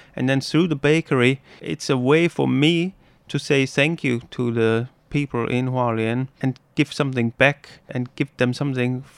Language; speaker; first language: English; non-native, fluent; German